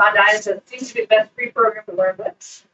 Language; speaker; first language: English; native; English